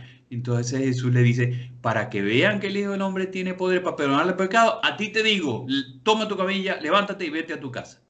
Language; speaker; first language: Spanish; native; Spanish